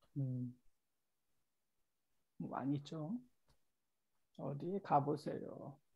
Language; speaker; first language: Korean; native; Korean